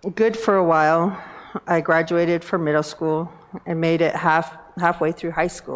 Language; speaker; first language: English; native; English